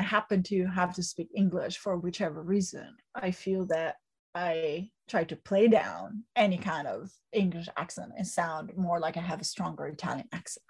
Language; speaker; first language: English; non-native, fluent; Italian